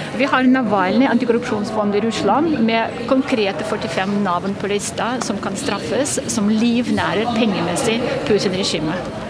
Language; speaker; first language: Norwegian; non-native, fluent; Russian